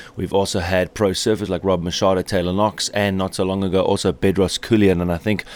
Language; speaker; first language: English; native; English